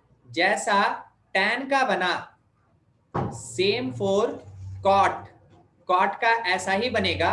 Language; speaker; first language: Hindi; native; Hindi